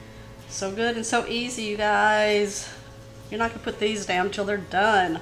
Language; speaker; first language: English; native; English